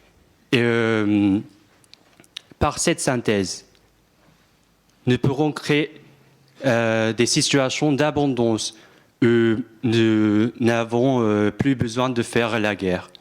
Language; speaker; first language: French; non-native, fluent; Japanese